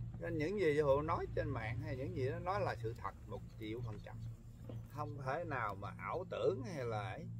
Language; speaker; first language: Vietnamese; early bilingual, heritage; Vietnamese